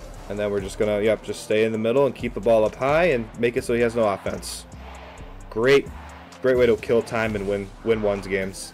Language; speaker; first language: English; native; English